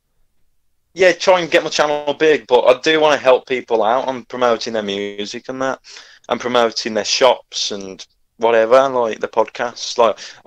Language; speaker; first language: English; native; English